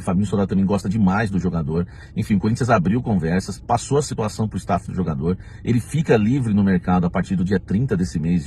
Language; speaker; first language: Portuguese; native; Portuguese